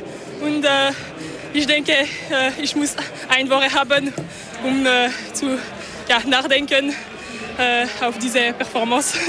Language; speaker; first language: German; non-native, learner; French